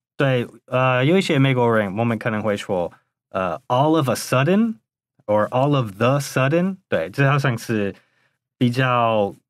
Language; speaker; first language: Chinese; non-native, fluent; English